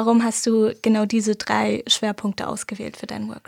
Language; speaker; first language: German; native; German